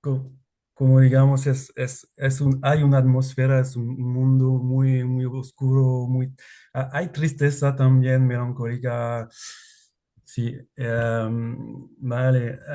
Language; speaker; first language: Spanish; non-native, learner; French